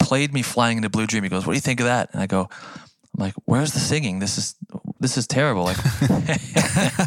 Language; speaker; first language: English; native; English